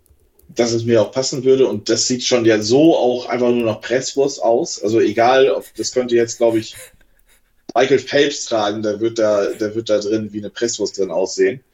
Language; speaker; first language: German; native; German